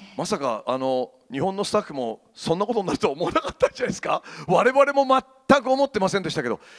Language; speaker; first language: Japanese; native; Japanese